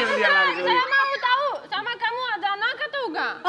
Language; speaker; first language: Indonesian; non-native, learner; Russian